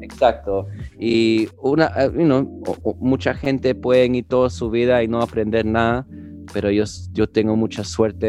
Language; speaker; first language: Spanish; early bilingual, heritage; English